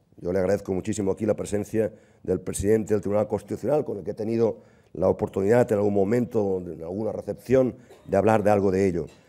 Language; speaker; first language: Spanish; non-native, local second language; Catalan